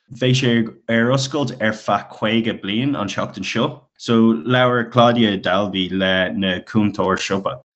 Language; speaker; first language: Irish; non-native, local second language; English